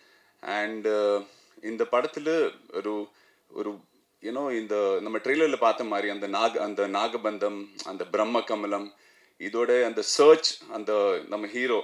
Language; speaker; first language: Tamil; non-native, fluent; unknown